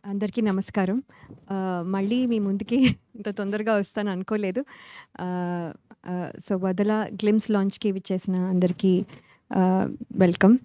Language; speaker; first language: Telugu; native; Telugu